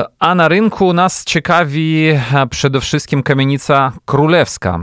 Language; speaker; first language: Polish; non-native, fluent; Ukrainian